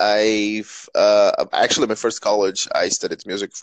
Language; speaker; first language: English; non-native, fluent; Portuguese